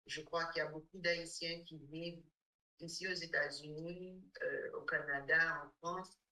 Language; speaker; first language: French; non-native, fluent; English